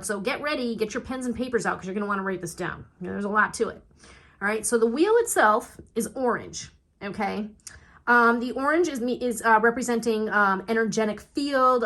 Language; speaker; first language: English; native; English